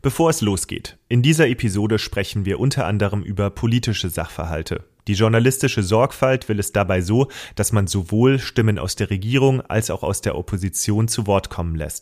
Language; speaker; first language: German; native; German